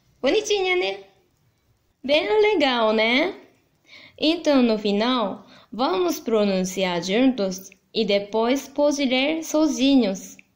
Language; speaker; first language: Portuguese; non-native, learner; Japanese